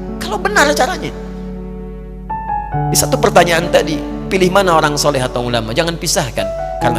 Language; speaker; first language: Indonesian; native; Indonesian